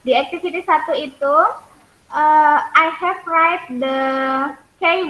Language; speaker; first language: English; non-native, learner; Indonesian